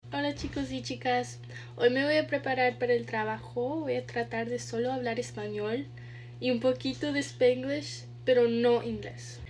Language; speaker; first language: Spanish; early bilingual, heritage; Spanish